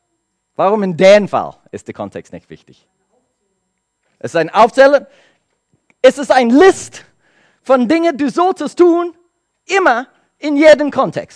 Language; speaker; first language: German; non-native, learner; English